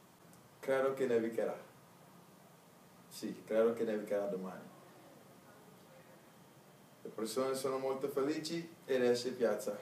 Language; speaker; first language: Italian; non-native, learner; English